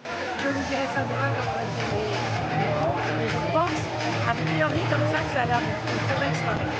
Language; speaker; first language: French; native; French